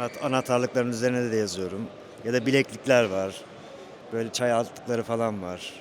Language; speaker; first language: Turkish; early bilingual, heritage; Turkish